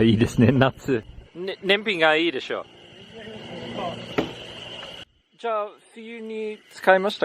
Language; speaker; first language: Japanese; non-native, fluent; English